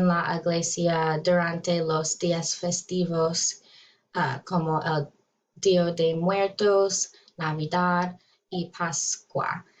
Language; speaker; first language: Spanish; non-native, learner; English